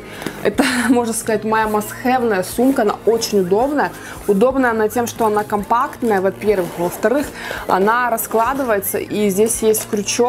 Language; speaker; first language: Russian; native; Russian